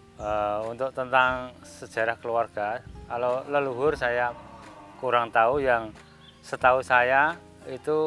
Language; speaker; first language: Indonesian; non-native, local second language; Javanese